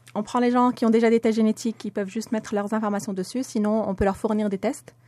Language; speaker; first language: French; non-native, local second language; Arabic